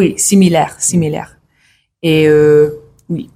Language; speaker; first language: French; non-native, learner; English